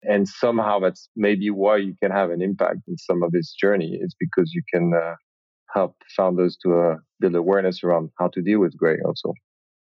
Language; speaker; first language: English; non-native, fluent; French